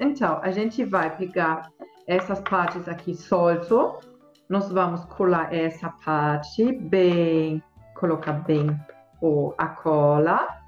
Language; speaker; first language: Portuguese; non-native, fluent; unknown